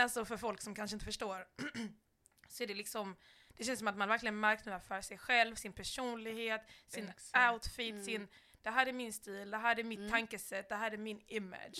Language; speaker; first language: Swedish; native; Swedish